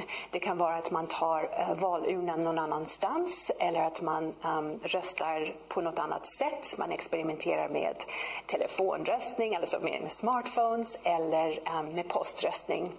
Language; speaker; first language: Swedish; non-native, fluent; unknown